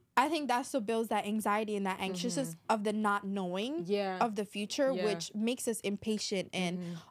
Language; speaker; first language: English; native; English